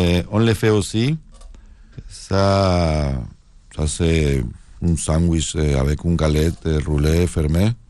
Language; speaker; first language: French; non-native, learner; Spanish